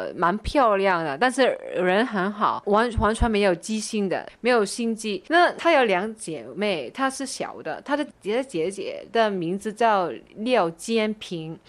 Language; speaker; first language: Chinese; non-native, fluent; Cantonese